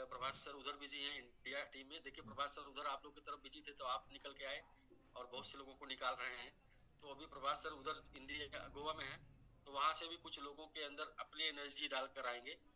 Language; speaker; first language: Hindi; native; Hindi